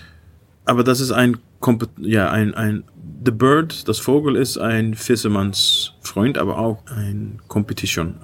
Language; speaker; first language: German; non-native, learner; Dutch